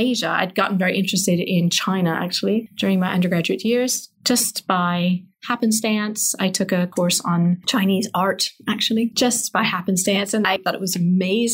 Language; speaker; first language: English; native; English